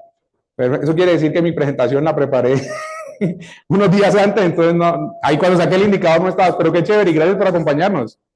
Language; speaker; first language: Spanish; native; Spanish